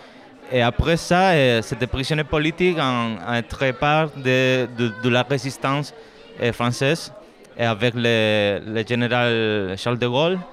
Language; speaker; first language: French; non-native, fluent; Spanish